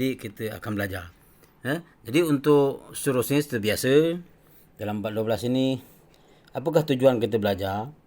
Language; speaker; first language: Malay; native; Malay